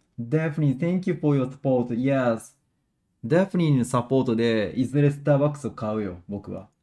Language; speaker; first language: Japanese; native; Japanese